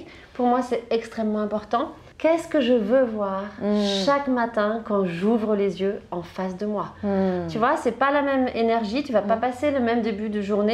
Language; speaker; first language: French; native; French